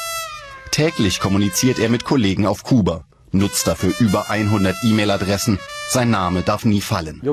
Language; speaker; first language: German; native; German